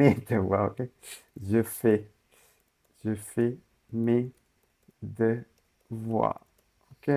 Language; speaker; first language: French; non-native, fluent; Sinhala